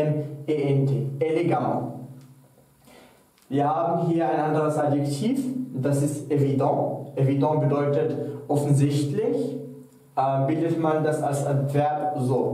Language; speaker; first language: German; non-native, fluent; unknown